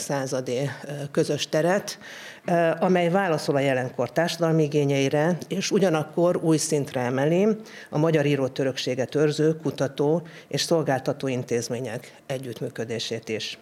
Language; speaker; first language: Hungarian; native; Hungarian